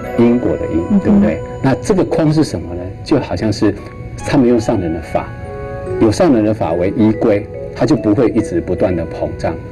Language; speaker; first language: Chinese; native; Chinese